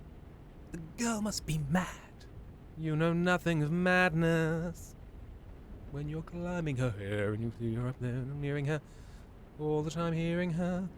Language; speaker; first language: English; native; English